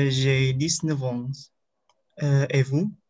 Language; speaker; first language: French; non-native, learner; Indonesian